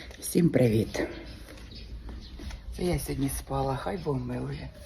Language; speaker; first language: Ukrainian; native; Ukrainian